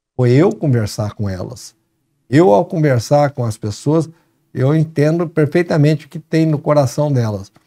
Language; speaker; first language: Portuguese; native; Portuguese